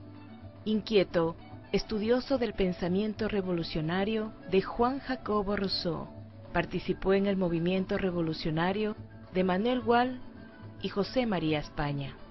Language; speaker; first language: Spanish; native; Spanish